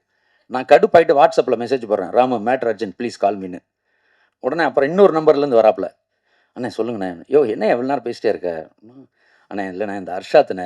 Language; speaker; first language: Tamil; native; Tamil